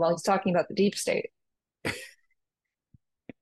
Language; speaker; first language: English; native; English